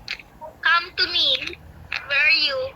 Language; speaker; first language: English; non-native, local second language; Filipino